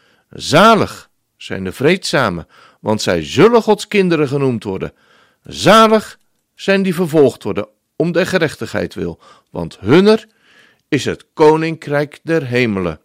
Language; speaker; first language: Dutch; native; Dutch